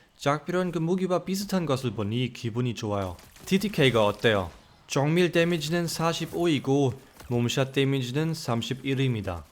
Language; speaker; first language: Korean; non-native, fluent; German